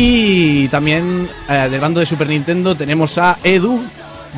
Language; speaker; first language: Spanish; native; Spanish